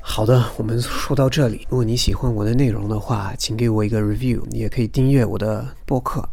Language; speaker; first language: Chinese; non-native, fluent; English